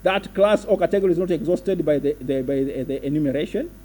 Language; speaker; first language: English; non-native, local second language; Swahili